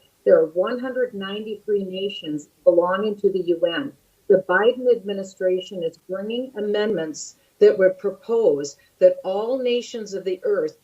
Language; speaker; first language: English; native; English